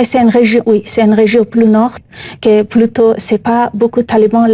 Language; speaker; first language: French; non-native, learner; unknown